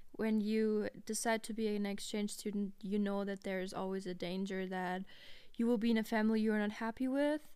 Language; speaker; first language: English; non-native, fluent; German